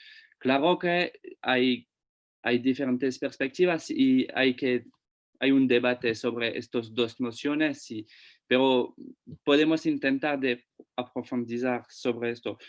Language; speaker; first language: Spanish; non-native, fluent; French